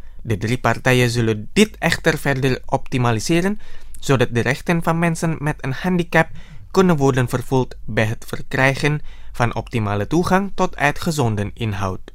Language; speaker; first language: Dutch; non-native, fluent; Indonesian